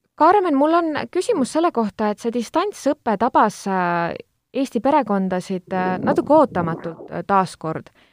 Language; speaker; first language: Estonian; native; Estonian